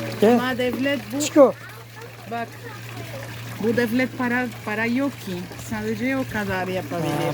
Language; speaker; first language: Turkish; non-native, learner; Spanish